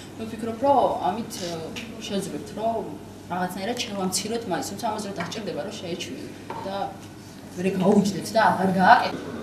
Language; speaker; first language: Georgian; native; Georgian